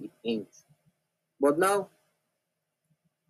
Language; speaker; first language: English; non-native, local second language; Hausa